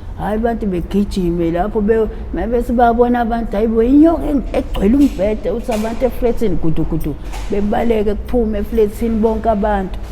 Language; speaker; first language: Zulu; native; Zulu